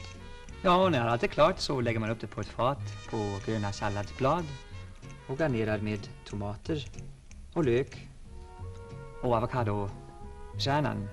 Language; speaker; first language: Swedish; non-native, fluent; English